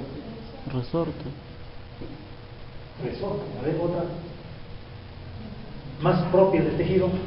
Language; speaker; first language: Spanish; native; Spanish